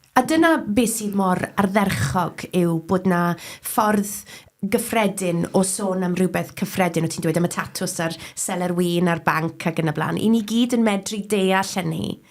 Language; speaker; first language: Welsh; native; Welsh